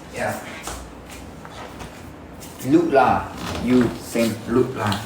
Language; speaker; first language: English; non-native, learner; Thai